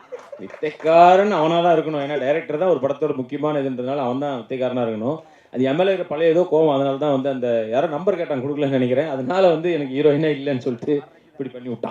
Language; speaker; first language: Tamil; native; Tamil